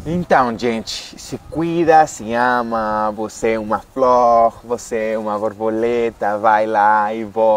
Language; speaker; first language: Portuguese; non-native, fluent; Spanish